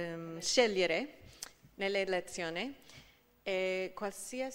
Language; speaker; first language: Italian; non-native, fluent; English